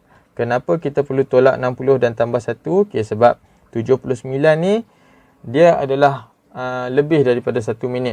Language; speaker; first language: Malay; native; Malay